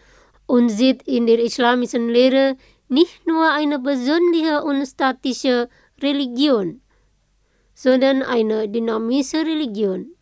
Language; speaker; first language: German; non-native, fluent; Indonesian